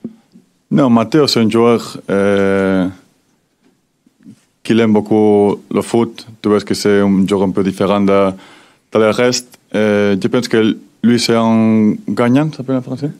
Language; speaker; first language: French; non-native, fluent; Spanish